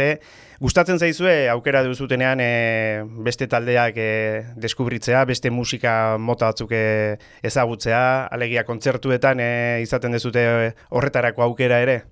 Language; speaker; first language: Basque; native; Basque